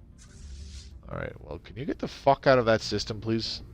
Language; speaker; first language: English; native; English